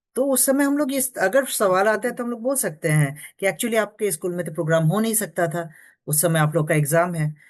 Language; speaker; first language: Hindi; non-native, local second language; Bangla